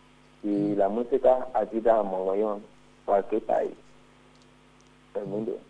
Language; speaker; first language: Spanish; non-native, learner; Yoruba